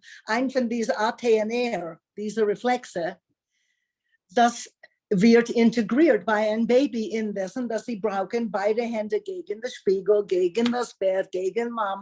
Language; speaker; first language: German; non-native, learner; English